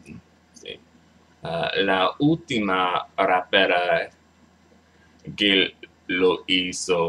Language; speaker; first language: Spanish; non-native, learner; English